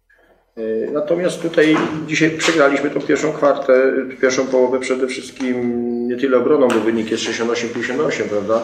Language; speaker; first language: Polish; native; Polish